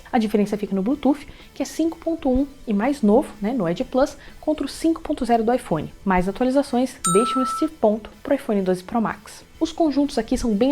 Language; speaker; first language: Portuguese; native; Portuguese